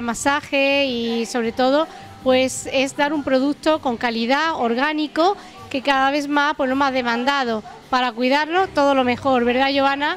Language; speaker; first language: Spanish; native; Spanish